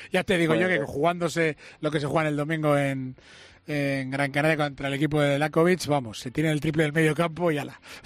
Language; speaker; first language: Spanish; native; Spanish